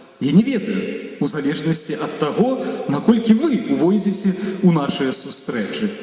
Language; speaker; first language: Belarusian; native; Belarusian